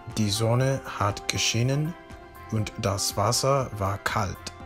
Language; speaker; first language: German; non-native, learner; Spanish